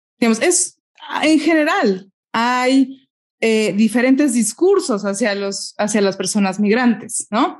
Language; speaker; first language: Spanish; native; Spanish